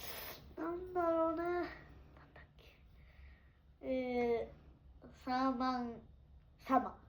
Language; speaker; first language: Japanese; early bilingual, other home language; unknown